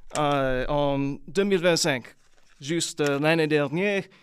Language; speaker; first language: French; non-native, learner; English